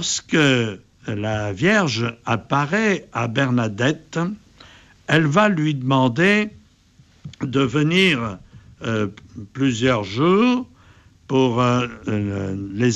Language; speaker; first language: French; native; French